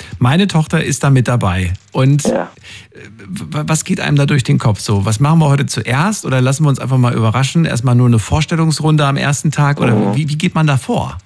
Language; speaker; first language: German; native; German